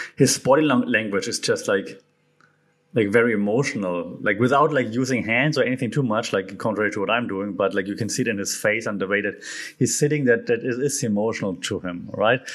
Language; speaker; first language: English; non-native, fluent; German